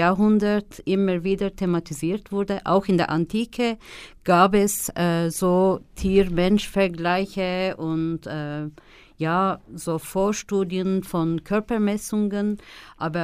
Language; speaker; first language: German; non-native, fluent; Turkish